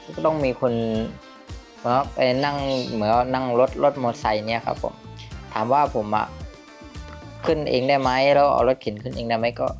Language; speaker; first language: Thai; native; Thai